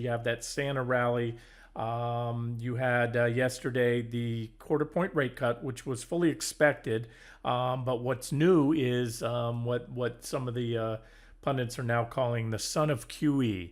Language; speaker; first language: English; native; English